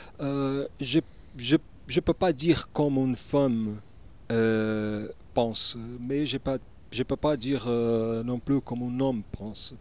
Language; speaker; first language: French; non-native, learner; Portuguese